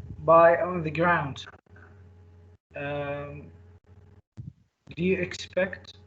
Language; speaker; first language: English; non-native, fluent; Arabic